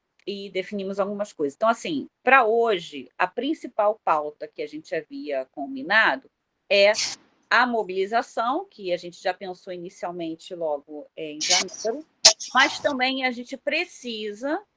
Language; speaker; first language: Portuguese; native; Portuguese